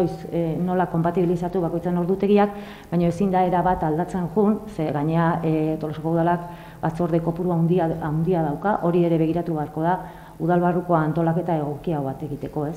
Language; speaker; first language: Basque; native; Basque